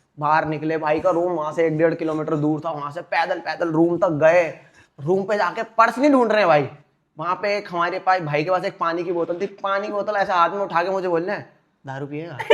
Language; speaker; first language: Hindi; native; Hindi